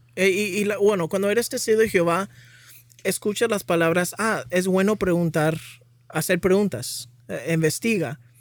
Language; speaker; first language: Spanish; early bilingual, heritage; Spanish